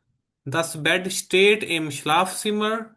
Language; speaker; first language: German; non-native, fluent; Hindi